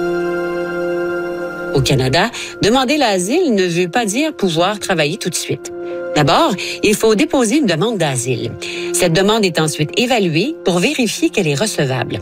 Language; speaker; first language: French; native; French